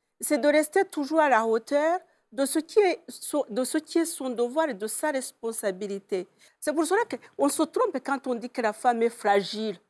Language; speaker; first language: French; non-native, local second language; Kinyarwanda